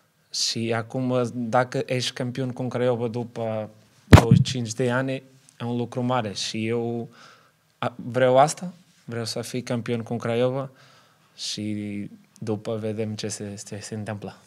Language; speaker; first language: Romanian; non-native, learner; Portuguese